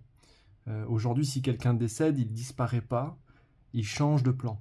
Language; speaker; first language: French; native; French